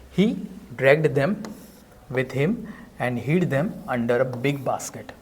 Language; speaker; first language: English; non-native, local second language; Gujarati